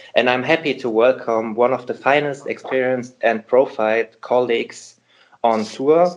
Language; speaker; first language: English; non-native, fluent; German